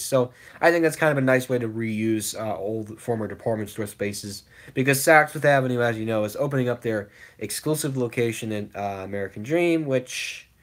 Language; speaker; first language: English; native; English